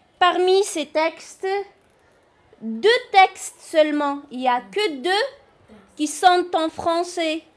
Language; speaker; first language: French; non-native, local second language; Kabyle